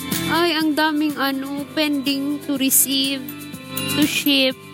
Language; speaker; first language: English; non-native, local second language; Filipino